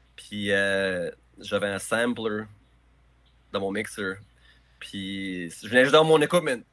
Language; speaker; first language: French; native; French